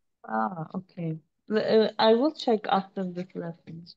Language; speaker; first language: English; non-native, fluent; Turkish